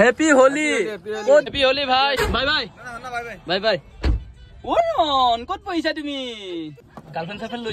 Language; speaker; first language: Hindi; non-native, local second language; Assamese